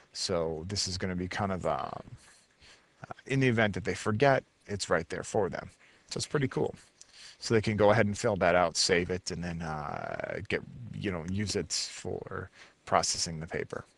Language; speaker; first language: English; native; English